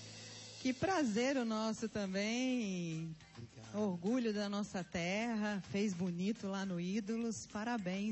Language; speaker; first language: Portuguese; native; Portuguese